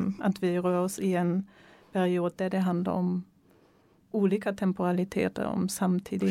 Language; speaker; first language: Swedish; non-native, fluent; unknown